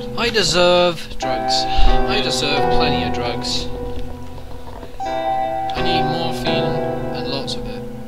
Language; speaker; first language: English; native; English